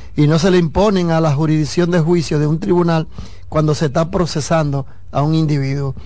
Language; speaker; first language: Spanish; native; Spanish